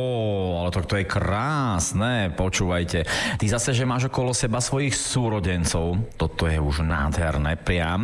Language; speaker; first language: Slovak; native; Slovak